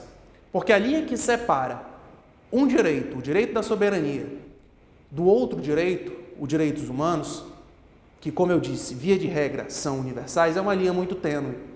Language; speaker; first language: Portuguese; native; Portuguese